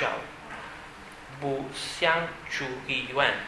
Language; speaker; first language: Chinese; non-native, learner; Italian